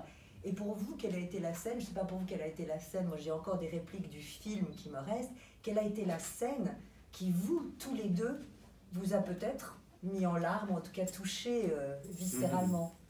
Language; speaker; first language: French; native; French